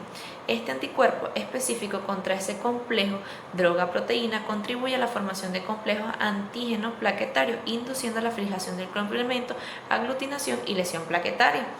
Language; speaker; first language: Spanish; native; Spanish